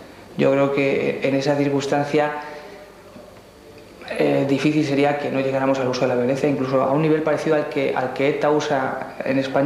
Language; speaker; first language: Spanish; native; Spanish